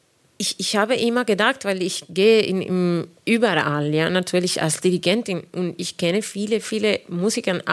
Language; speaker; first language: German; non-native, fluent; Spanish